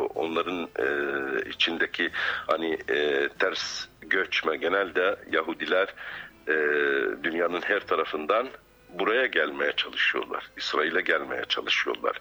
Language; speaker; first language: Turkish; non-native, fluent; Arabic